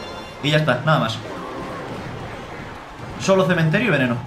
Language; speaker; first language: Spanish; native; Spanish